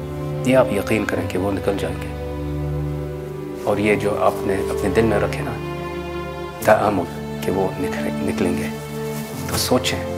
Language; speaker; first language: Hindi; early bilingual, heritage; English